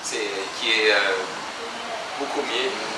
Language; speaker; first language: Spanish; non-native, learner; French